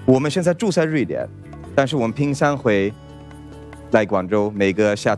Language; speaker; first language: Chinese; non-native, fluent; Swedish